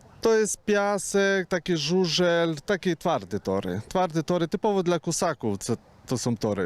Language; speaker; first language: Polish; non-native, fluent; Ukrainian